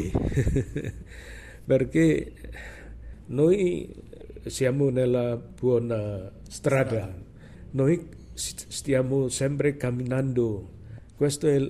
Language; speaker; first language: Italian; non-native, fluent; Javanese